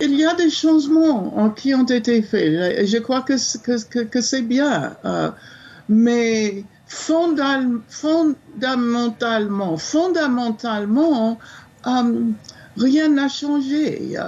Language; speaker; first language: French; non-native, fluent; English